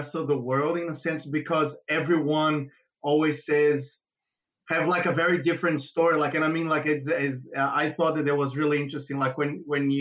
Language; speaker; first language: English; non-native, fluent; Portuguese